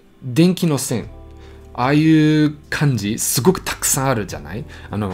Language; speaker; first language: Japanese; non-native, learner; German